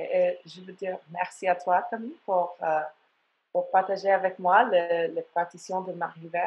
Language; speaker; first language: French; non-native, fluent; English